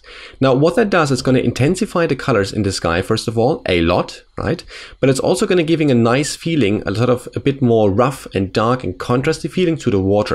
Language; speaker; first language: English; non-native, fluent; German